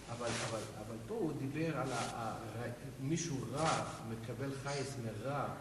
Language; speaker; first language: Hebrew; non-native, fluent; English